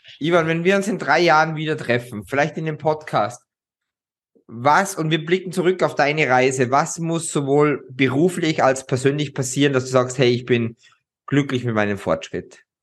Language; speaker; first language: German; native; German